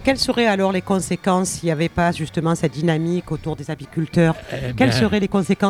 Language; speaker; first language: French; native; French